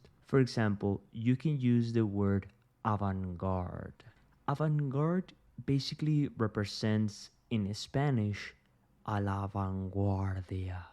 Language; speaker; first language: English; non-native, fluent; Spanish